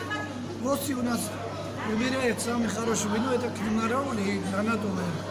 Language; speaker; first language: Russian; non-native, fluent; Georgian